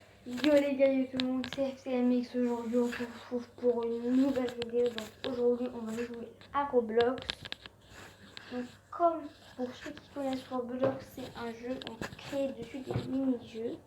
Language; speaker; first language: French; native; French